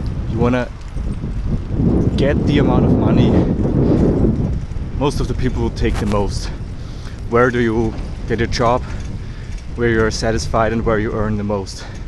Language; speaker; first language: English; non-native, fluent; German